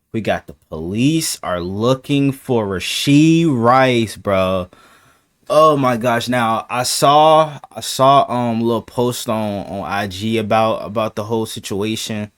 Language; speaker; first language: English; native; English